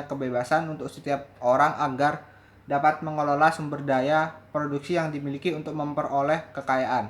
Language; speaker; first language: Indonesian; native; Indonesian